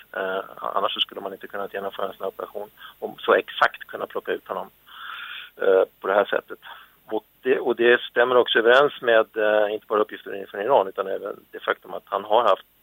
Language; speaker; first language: Swedish; native; Swedish